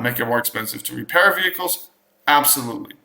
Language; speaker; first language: English; native; English